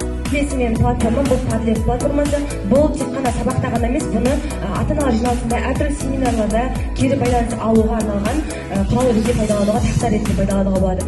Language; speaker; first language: Kazakh; native; Kazakh